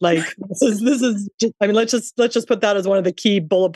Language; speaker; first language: English; native; English